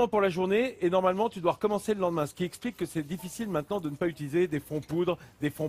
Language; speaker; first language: French; native; French